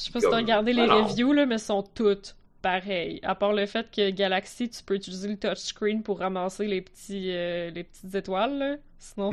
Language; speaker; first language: French; native; French